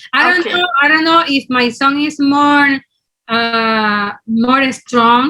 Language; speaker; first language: English; non-native, learner; Spanish